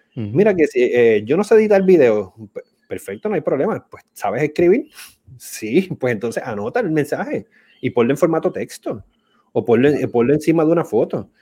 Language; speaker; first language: Spanish; native; Spanish